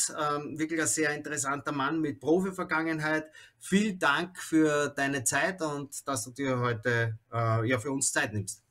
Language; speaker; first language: German; native; German